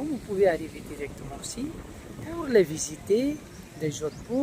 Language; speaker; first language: French; non-native, learner; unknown